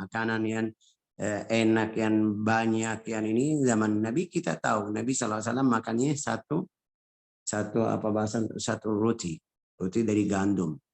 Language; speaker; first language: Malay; non-native, fluent; Arabic